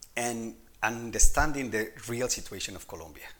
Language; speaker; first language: English; non-native, fluent; Spanish